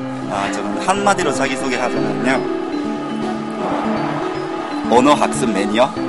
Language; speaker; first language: Korean; non-native, fluent; Japanese